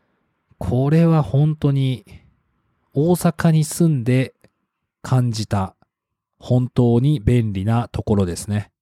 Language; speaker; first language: Japanese; non-native, fluent; English